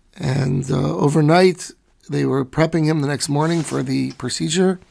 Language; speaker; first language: English; native; English